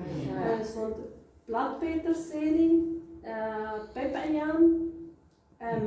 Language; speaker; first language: Dutch; non-native, learner; Kurdish